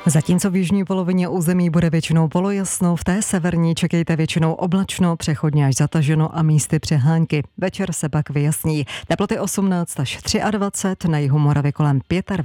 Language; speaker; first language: Czech; native; Czech